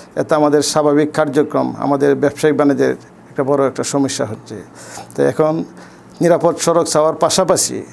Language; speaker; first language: Bangla; native; Bangla